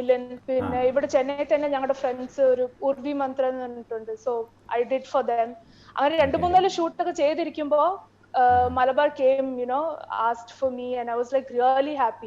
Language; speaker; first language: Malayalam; early bilingual, heritage; Malayalam